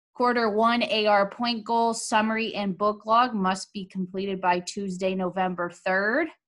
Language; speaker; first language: English; native; English